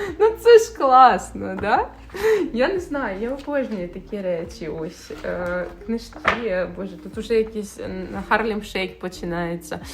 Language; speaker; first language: Ukrainian; native; Ukrainian